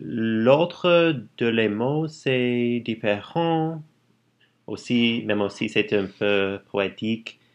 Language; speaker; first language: French; non-native, learner; English